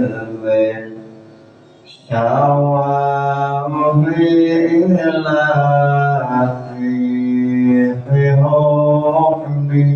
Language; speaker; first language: Arabic; non-native, fluent; Indonesian